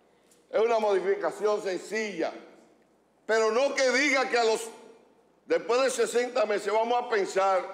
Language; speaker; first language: Spanish; native; Spanish